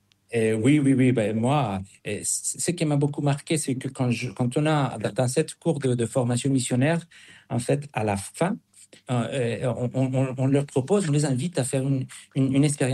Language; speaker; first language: French; non-native, fluent; Spanish